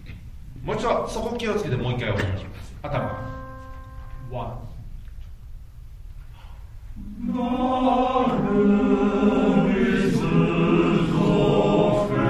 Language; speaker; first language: Japanese; native; Japanese